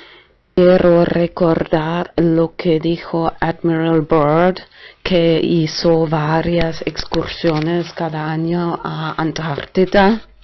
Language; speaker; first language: Spanish; non-native, fluent; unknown